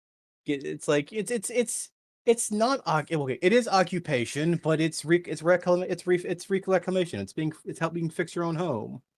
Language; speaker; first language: English; native; English